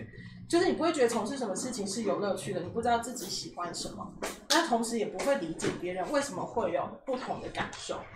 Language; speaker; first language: Chinese; native; Chinese